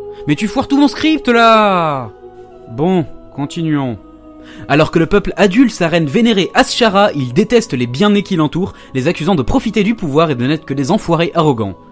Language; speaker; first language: French; native; French